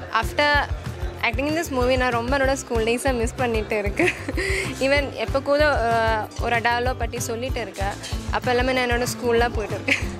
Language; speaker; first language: Tamil; non-native, local second language; Malayalam